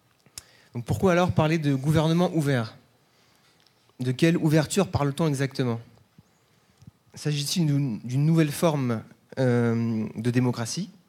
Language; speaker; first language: French; native; French